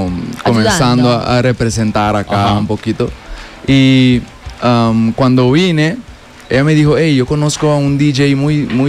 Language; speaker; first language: Spanish; non-native, fluent; Papiamento